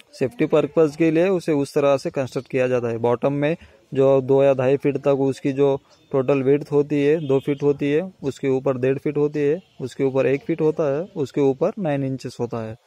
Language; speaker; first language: Hindi; non-native, local second language; Marathi